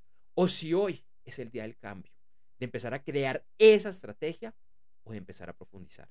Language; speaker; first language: Spanish; native; Spanish